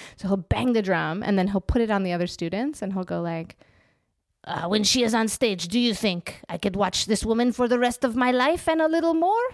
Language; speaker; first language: English; native; English